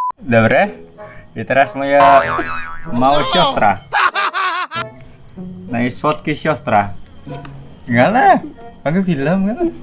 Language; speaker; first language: Polish; non-native, learner; Indonesian